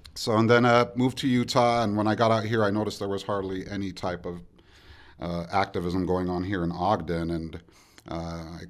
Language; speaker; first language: English; early bilingual, other home language; Spanish